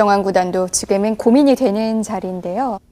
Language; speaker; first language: Korean; native; Korean